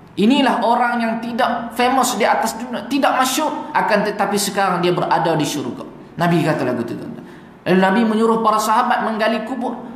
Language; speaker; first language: Malay; native; Malay